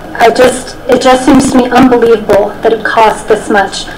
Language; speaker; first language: English; native; English